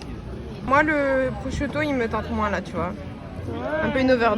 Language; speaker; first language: French; native; French